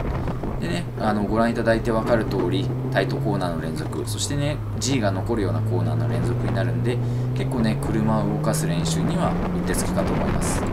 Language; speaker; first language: Japanese; native; Japanese